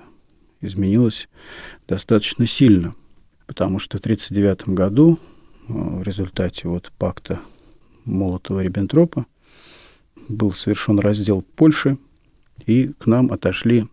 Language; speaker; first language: Russian; native; Russian